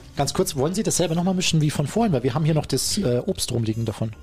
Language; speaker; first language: German; native; German